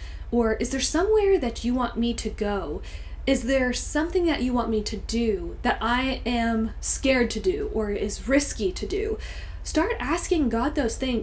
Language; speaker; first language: English; native; English